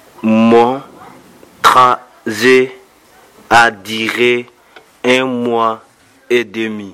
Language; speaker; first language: French; non-native, learner; Soninke